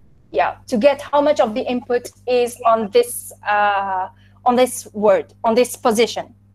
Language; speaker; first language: English; non-native, fluent; Arabic